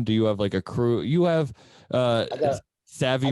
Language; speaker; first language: English; native; English